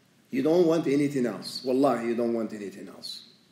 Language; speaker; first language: English; native; English